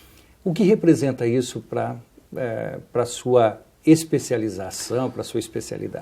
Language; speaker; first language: Portuguese; native; Portuguese